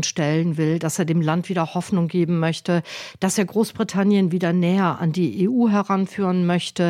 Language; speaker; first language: German; native; German